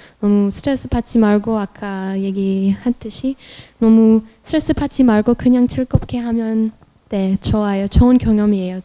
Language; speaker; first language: Korean; non-native, fluent; French